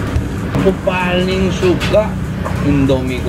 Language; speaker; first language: Indonesian; non-native, fluent; Korean